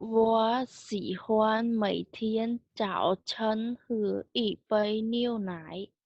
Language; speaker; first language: Chinese; non-native, learner; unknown